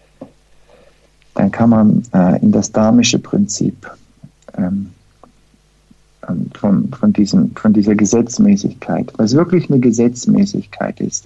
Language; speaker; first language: German; non-native, fluent; English